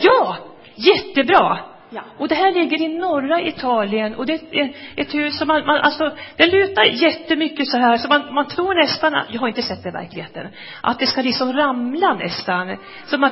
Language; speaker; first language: Swedish; native; Swedish